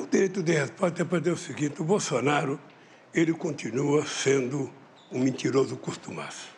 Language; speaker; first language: Portuguese; native; Portuguese